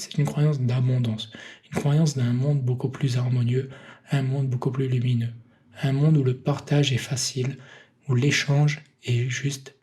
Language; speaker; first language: French; native; French